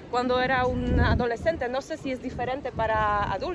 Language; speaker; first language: Spanish; non-native, fluent; Polish